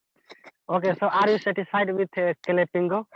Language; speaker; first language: English; non-native, learner; Hindi